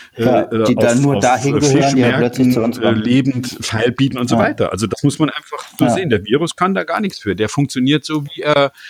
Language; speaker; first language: German; native; German